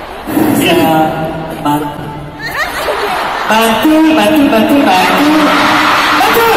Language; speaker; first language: Indonesian; non-native, learner; Korean